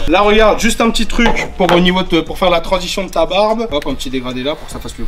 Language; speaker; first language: French; native; French